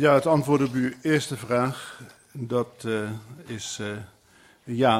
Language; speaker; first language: Dutch; native; Dutch